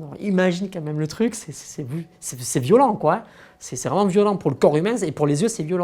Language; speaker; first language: French; native; French